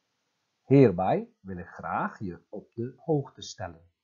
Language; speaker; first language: Dutch; non-native, fluent; Turkish